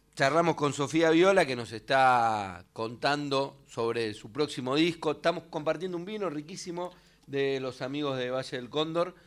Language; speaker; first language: Spanish; native; Spanish